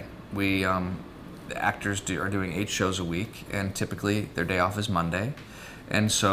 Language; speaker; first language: English; native; English